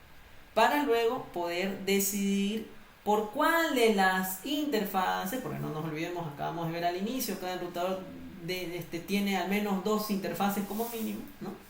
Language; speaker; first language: Spanish; native; Spanish